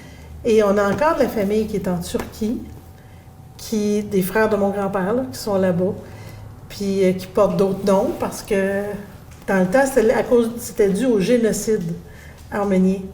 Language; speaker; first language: French; native; French